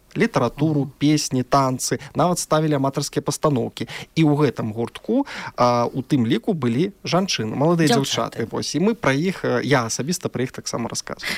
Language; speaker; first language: Belarusian; non-native, local second language; Russian